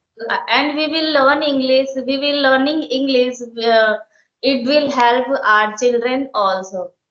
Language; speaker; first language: English; non-native, learner; Hindi